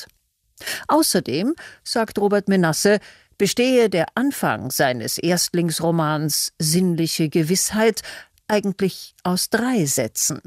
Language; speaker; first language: German; native; German